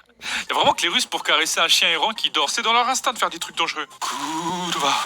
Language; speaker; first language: French; native; French